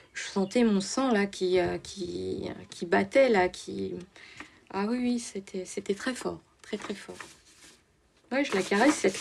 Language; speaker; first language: French; native; French